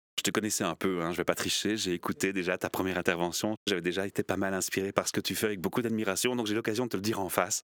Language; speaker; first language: French; native; French